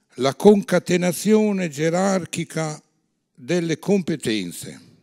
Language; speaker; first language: Italian; native; Italian